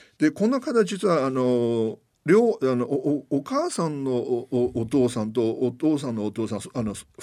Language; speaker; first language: Japanese; non-native, fluent; Chinese